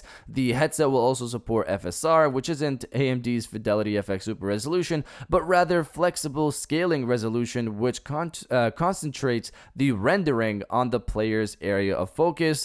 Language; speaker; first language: English; native; English